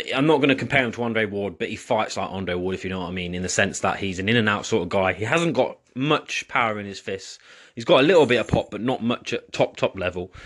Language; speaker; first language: English; native; English